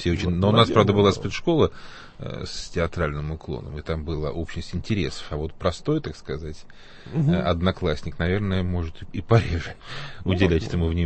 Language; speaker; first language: Russian; native; Russian